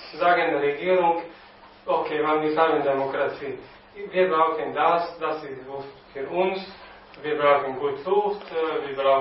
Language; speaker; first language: German; non-native, learner; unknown